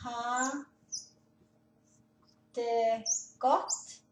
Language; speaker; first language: Norwegian; non-native, learner; Portuguese